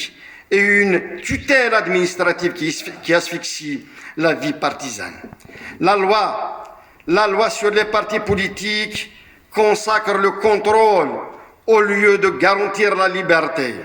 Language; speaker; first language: French; non-native, local second language; Kabyle